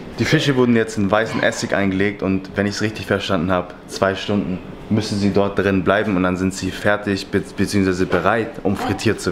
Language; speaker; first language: German; native; German